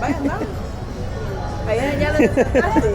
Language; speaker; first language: Spanish; native; Spanish